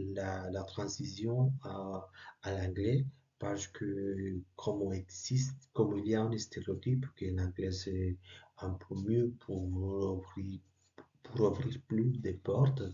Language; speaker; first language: French; non-native, learner; Spanish